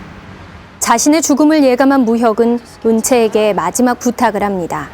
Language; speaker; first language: Korean; native; Korean